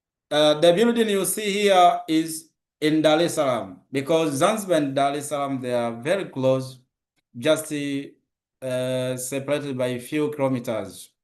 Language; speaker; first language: English; non-native, local second language; Swahili